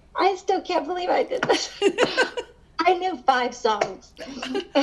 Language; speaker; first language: English; early bilingual, other home language; Hungarian